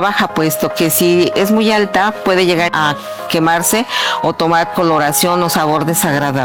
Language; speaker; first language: Spanish; native; Spanish